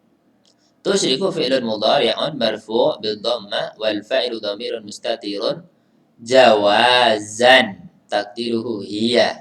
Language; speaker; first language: Arabic; non-native, fluent; Indonesian